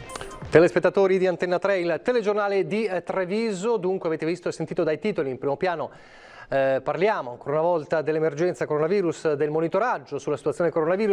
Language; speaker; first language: Italian; native; Italian